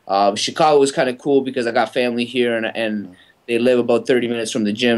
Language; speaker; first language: English; native; English